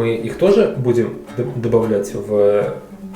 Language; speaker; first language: Russian; native; Russian